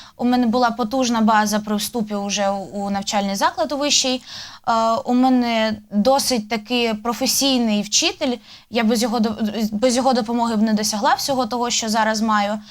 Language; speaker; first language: Ukrainian; native; Ukrainian